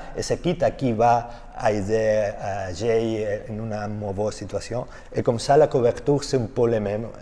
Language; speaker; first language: French; non-native, learner; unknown